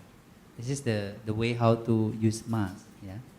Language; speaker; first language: English; non-native, learner; Indonesian